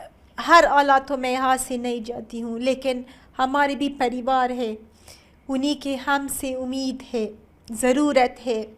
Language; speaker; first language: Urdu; non-native, learner; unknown